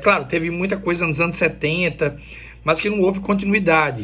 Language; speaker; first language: Portuguese; native; Portuguese